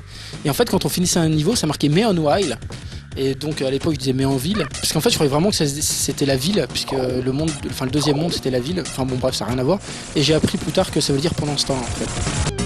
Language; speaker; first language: French; native; French